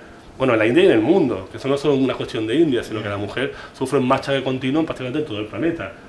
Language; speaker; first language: Spanish; native; Spanish